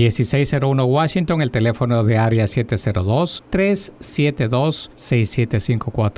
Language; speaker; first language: Spanish; native; Spanish